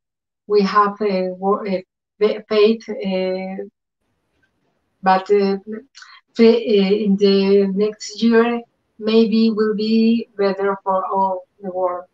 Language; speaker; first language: English; non-native, learner; Spanish